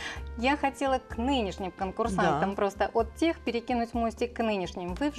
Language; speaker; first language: Russian; native; Russian